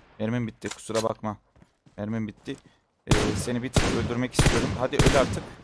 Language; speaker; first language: Turkish; native; Turkish